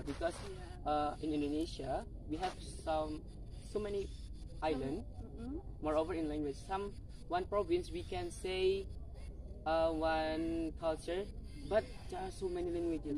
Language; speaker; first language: English; non-native, learner; Indonesian